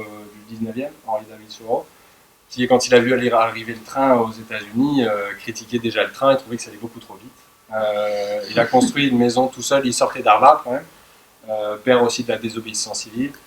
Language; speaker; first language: French; native; French